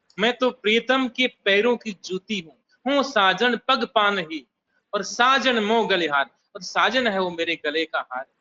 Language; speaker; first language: Hindi; native; Hindi